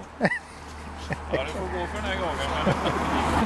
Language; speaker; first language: Swedish; native; Swedish